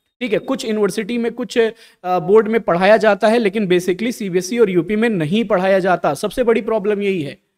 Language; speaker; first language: Hindi; native; Hindi